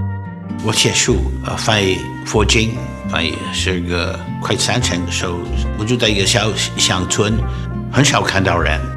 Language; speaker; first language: Chinese; non-native, fluent; English